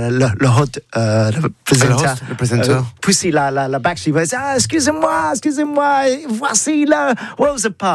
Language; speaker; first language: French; non-native, learner; English